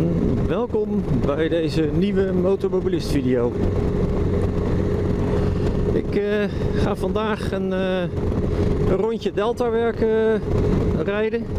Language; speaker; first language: Dutch; native; Dutch